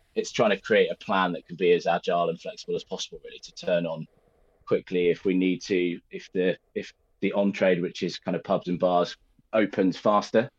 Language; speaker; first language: English; native; English